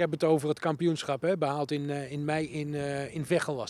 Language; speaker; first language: Dutch; native; Dutch